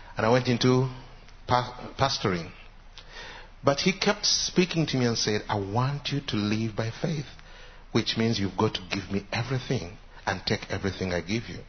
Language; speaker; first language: English; non-native, local second language; Ganda